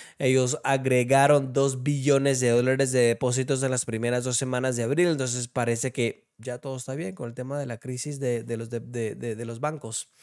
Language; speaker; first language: Spanish; early bilingual, heritage; Spanish